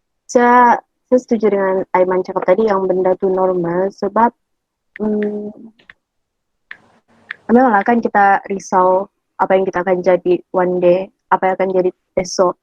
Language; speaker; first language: Malay; native; Malay